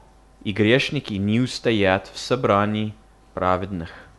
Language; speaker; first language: Russian; non-native, fluent; English